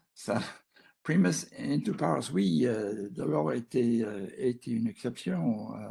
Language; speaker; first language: French; non-native, fluent; English